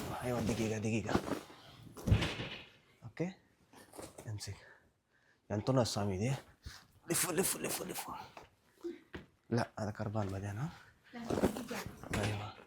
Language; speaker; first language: Arabic; non-native, learner; Telugu